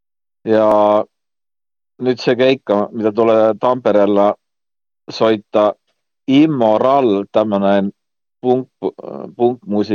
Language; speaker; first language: Finnish; non-native, fluent; Estonian